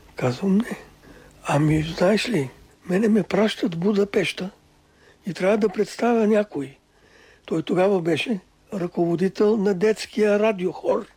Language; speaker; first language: Bulgarian; early bilingual, other home language; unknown